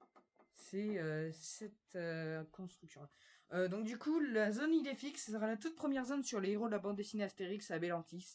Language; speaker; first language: French; native; French